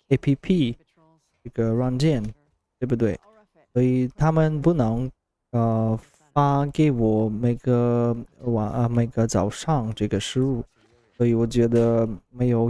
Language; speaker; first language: Chinese; non-native, learner; Russian